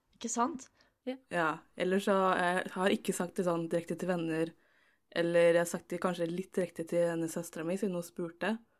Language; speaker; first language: Norwegian; native; Norwegian